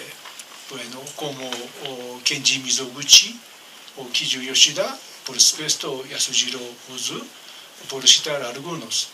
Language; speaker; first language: Spanish; non-native, learner; Japanese